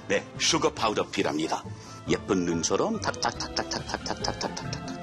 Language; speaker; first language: Korean; non-native, fluent; English